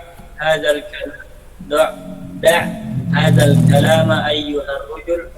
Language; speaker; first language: Arabic; non-native, learner; Indonesian